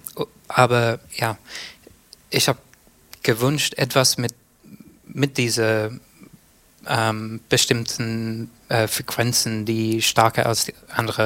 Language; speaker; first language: German; non-native, learner; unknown